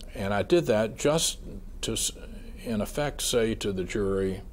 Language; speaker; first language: English; native; English